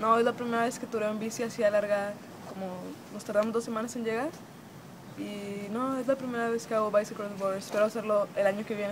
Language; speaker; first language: Spanish; native; Spanish